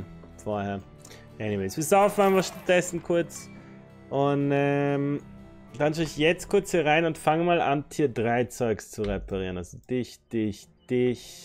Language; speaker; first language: German; native; German